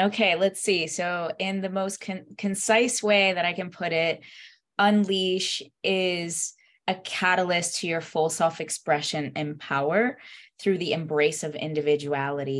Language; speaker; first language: English; early bilingual, other home language; Spanish